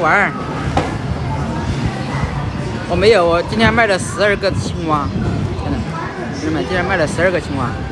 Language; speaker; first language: Chinese; native; Chinese